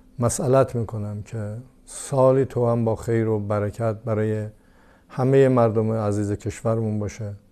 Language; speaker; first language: Persian; non-native, local second language; Azerbaijani